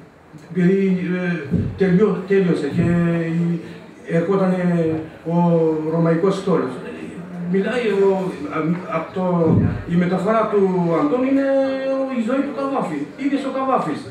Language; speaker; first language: Greek; non-native, fluent; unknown